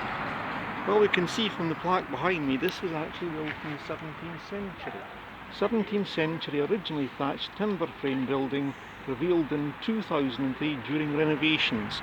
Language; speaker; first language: English; native; English